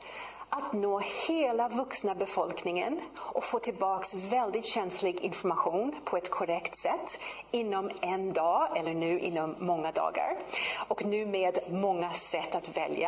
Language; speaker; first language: Swedish; non-native, fluent; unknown